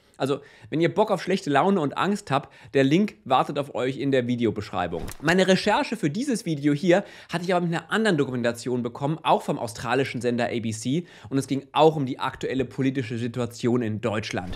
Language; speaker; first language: German; native; German